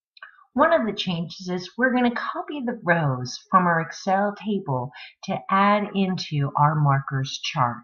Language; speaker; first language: English; native; English